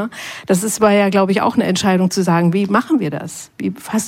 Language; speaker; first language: German; native; German